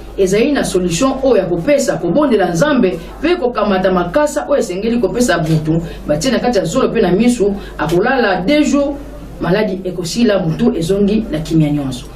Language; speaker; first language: Lingala; non-native, local second language; Kongo